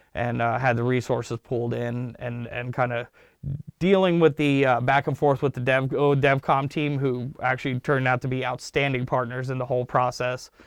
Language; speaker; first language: English; early bilingual, other home language; Turkish